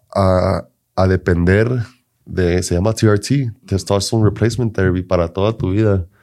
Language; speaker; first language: Spanish; early bilingual, heritage; Spanish